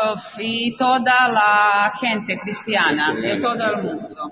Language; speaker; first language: Spanish; non-native, fluent; Serbian